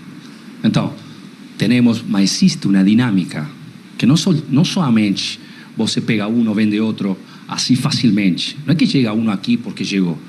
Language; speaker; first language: Portuguese; non-native, learner; Spanish